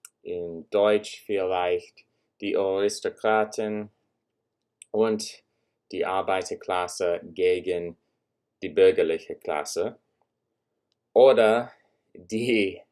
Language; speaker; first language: German; non-native, learner; English